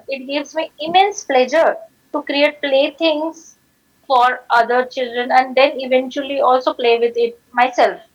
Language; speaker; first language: English; non-native, local second language; Marathi